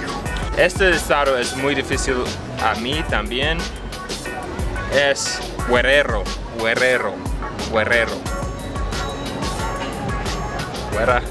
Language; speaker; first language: Spanish; non-native, learner; English